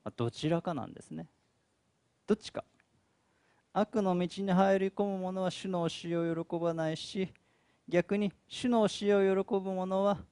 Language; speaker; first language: Japanese; native; Japanese